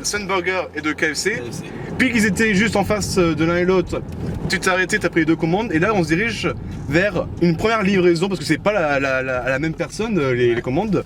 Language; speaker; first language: French; native; French